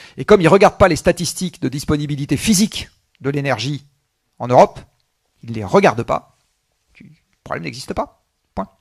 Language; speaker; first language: French; native; French